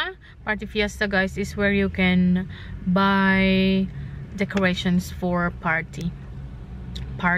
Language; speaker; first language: English; non-native, local second language; Filipino